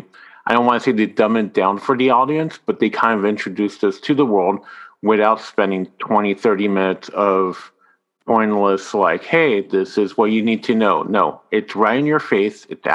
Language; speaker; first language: English; non-native, fluent; French